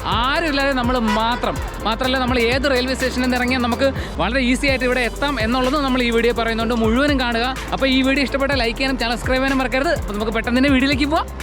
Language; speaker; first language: Malayalam; native; Malayalam